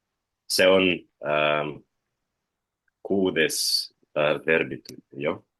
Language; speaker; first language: Finnish; non-native, learner; Russian